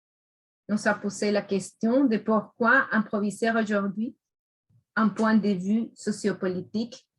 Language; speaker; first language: French; non-native, fluent; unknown